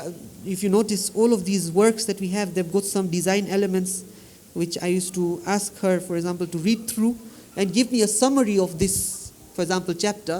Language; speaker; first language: English; non-native, fluent; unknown